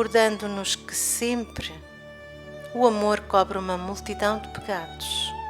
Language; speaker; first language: Portuguese; native; Portuguese